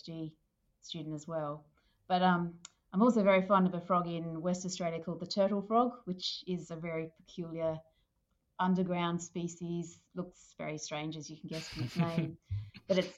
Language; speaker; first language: English; native; English